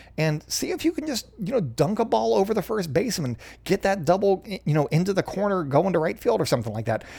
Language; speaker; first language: English; native; English